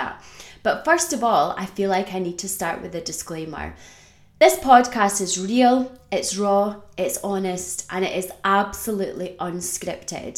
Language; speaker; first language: English; native; English